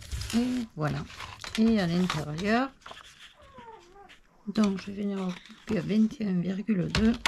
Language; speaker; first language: French; native; French